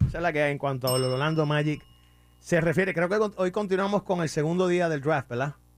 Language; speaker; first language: Spanish; native; Spanish